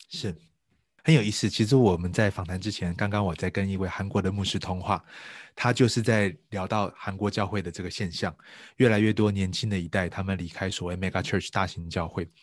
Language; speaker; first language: Chinese; native; Chinese